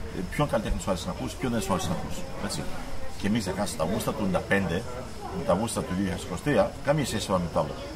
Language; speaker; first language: Greek; early bilingual, heritage; Greek